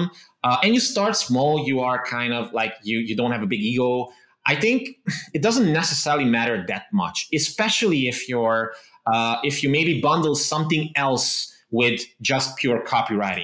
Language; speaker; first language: English; non-native, fluent; Romanian